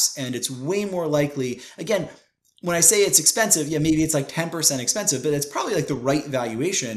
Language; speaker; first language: English; native; English